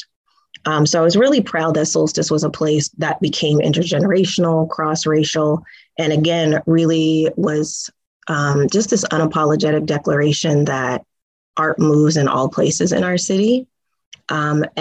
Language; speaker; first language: English; native; English